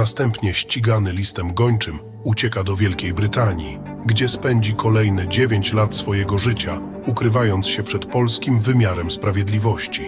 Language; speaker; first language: Polish; native; Polish